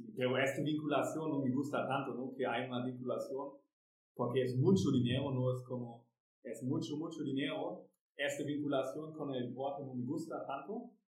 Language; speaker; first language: Spanish; non-native, learner; German